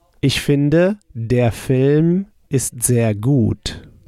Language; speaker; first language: German; non-native, fluent; English